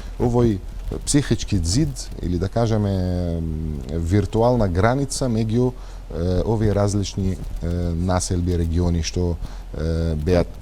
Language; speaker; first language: Macedonian; non-native, fluent; Arabic